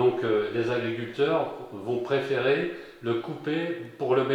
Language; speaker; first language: French; native; French